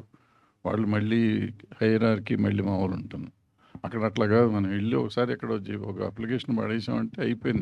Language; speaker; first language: Telugu; native; Telugu